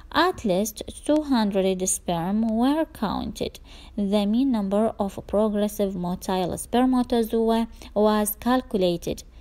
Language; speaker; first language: English; non-native, fluent; Arabic